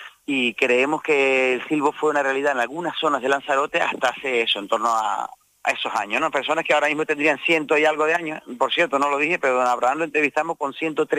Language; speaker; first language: Spanish; native; Spanish